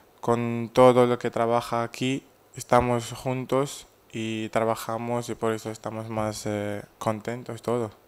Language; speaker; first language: Spanish; non-native, fluent; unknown